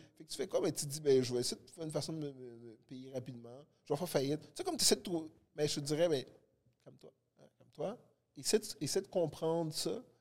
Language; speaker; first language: French; early bilingual, other home language; Haitian Creole